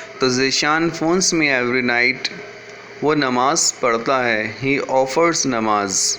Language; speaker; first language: Urdu; native; Urdu